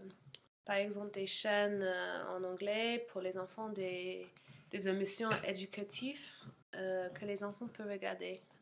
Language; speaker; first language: French; non-native, fluent; English